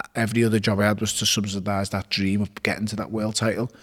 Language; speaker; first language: English; native; English